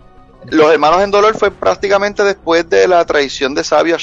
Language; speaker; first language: Spanish; native; Spanish